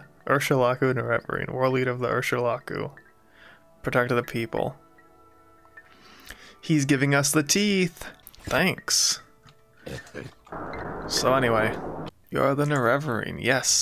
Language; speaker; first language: English; native; English